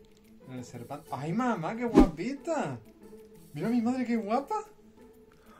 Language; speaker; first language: Spanish; native; Spanish